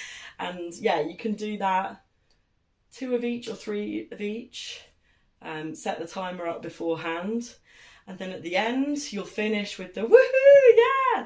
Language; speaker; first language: English; native; English